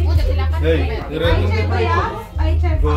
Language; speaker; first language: Swedish; non-native, fluent; Bangla